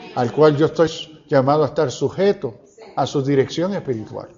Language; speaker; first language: Spanish; early bilingual, heritage; Spanish